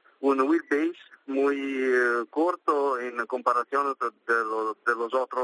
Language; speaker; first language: Spanish; non-native, learner; Italian